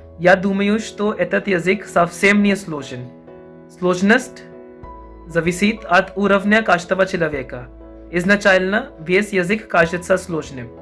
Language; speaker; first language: Russian; non-native, fluent; Hindi